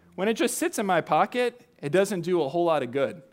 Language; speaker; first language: English; native; English